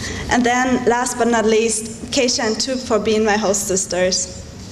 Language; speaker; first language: English; non-native, fluent; German